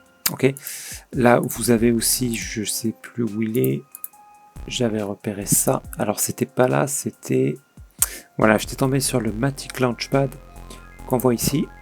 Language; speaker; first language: French; native; French